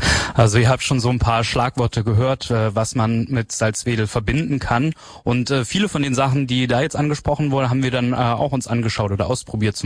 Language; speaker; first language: German; native; German